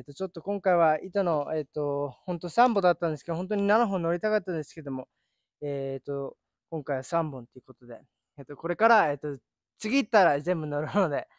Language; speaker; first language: Japanese; early bilingual, other home language; English